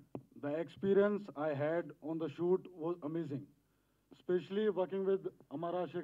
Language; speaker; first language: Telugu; non-native, learner; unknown